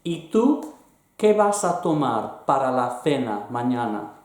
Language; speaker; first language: Spanish; non-native, fluent; English